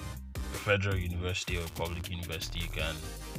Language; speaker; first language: English; non-native, local second language; Yoruba